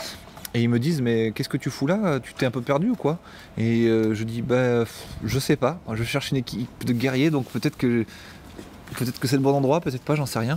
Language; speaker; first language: French; native; French